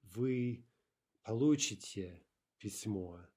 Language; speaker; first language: Russian; non-native, fluent; English